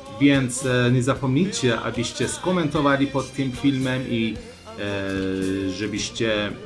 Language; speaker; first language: Polish; non-native, learner; Persian